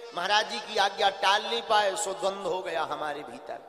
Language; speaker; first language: Hindi; native; Hindi